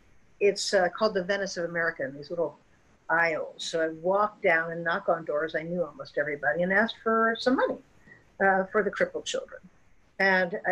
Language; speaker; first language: English; native; English